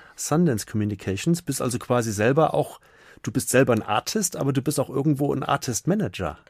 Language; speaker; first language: German; native; German